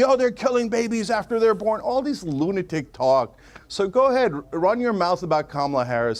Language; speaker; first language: English; native; English